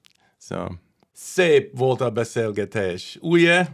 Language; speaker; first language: Hungarian; non-native, learner; English